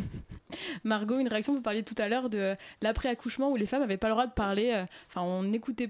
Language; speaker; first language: French; native; French